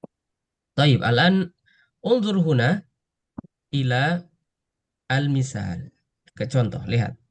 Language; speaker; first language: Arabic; non-native, fluent; Indonesian